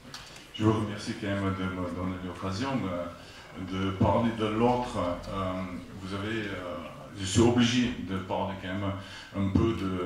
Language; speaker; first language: French; non-native, fluent; Afrikaans